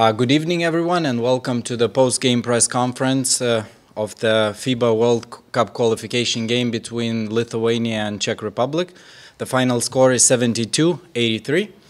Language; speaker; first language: English; non-native, fluent; Lithuanian